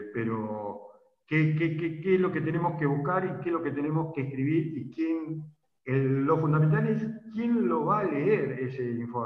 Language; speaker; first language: Spanish; native; Spanish